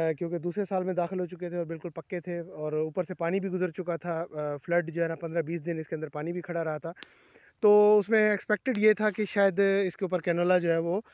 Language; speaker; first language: Urdu; non-native, local second language; Saraiki